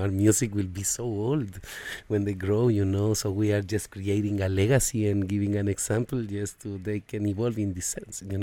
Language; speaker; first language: English; non-native, fluent; Spanish